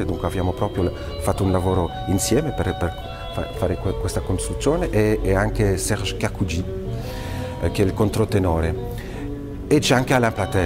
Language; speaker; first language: Italian; non-native, fluent; French